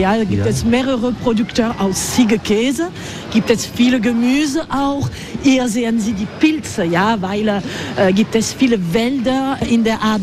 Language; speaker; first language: German; non-native, learner; French